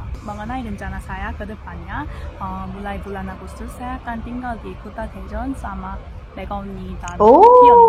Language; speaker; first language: Indonesian; non-native, fluent; Korean